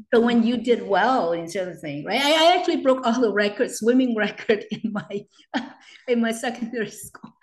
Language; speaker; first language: English; non-native, local second language; Cantonese